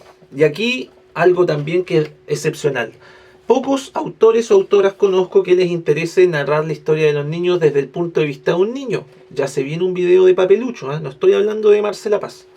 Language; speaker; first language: Spanish; native; Spanish